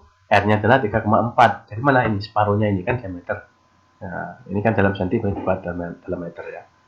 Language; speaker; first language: Indonesian; native; Indonesian